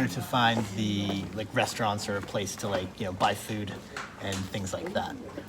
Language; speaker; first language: English; native; English